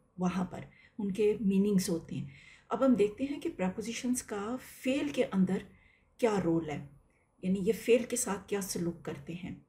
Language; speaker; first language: Urdu; native; Urdu